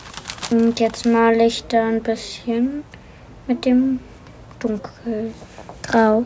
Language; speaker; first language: German; native; German